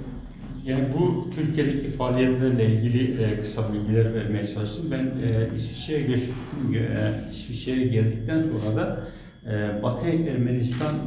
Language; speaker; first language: Turkish; native; Turkish